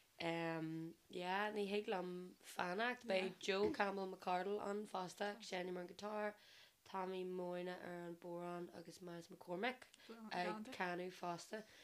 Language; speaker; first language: Irish; non-native, local second language; English